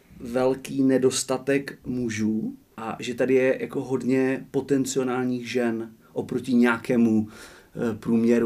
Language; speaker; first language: Czech; native; Czech